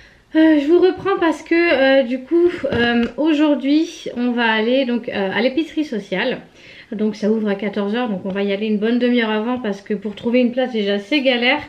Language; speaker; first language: French; native; French